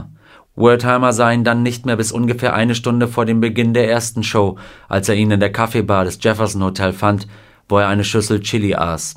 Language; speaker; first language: German; native; German